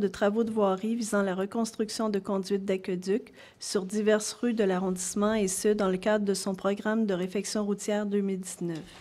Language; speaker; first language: French; native; French